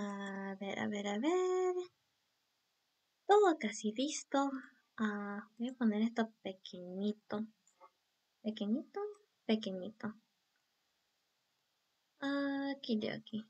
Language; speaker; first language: Spanish; early bilingual, heritage; Spanish